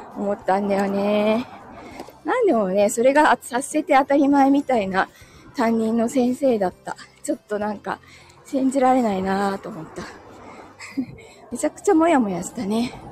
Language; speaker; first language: Japanese; native; Japanese